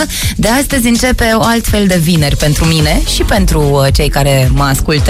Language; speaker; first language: Romanian; native; Romanian